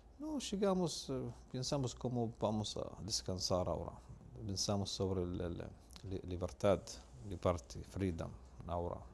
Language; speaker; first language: Spanish; non-native, learner; Arabic